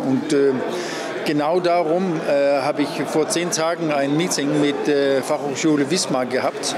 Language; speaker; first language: German; non-native, fluent; Danish